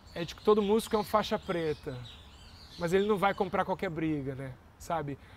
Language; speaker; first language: Portuguese; native; Portuguese